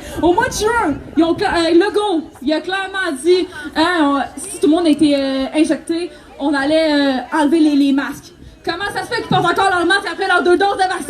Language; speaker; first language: French; native; French